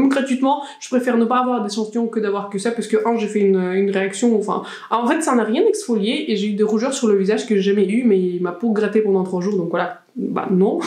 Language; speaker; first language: French; native; French